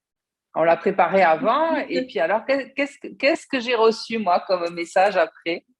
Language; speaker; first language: French; native; French